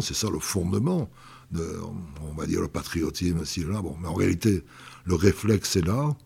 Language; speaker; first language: French; native; French